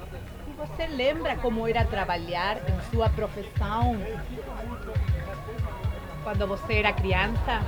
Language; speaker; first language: Portuguese; non-native, fluent; Spanish